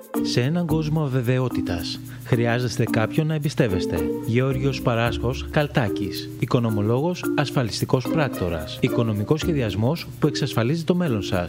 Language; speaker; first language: Greek; native; Greek